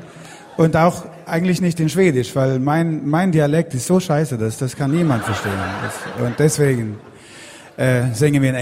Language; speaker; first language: German; non-native, fluent; Swedish